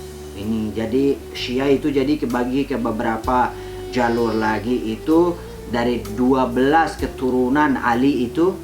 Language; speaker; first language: Indonesian; non-native, fluent; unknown